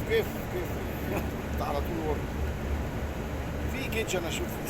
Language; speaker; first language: Arabic; native; Arabic